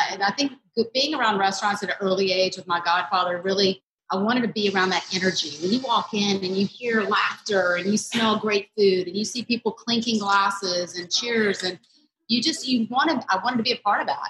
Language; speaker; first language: English; native; English